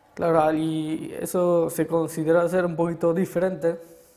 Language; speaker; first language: Spanish; early bilingual, other home language; Arabic